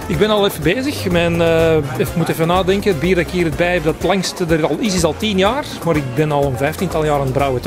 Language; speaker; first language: Dutch; native; Dutch